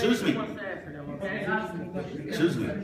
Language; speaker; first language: English; non-native, fluent; Arabic